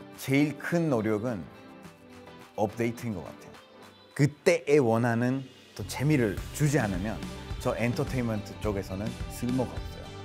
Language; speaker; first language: Korean; non-native, fluent; Spanish